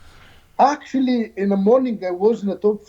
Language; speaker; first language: English; non-native, learner; Arabic